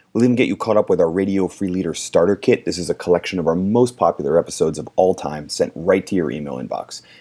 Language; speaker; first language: English; native; English